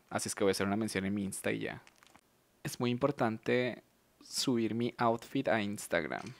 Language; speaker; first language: Spanish; native; Spanish